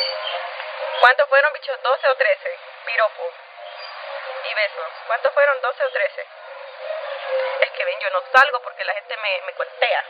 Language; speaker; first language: Spanish; native; Spanish